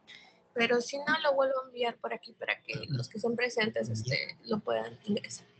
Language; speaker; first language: Spanish; native; Spanish